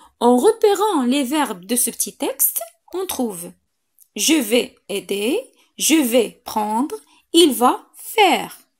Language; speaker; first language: French; non-native, local second language; Arabic